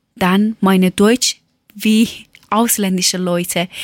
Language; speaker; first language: German; non-native, learner; Persian